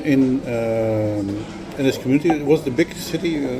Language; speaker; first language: English; non-native, fluent; Dutch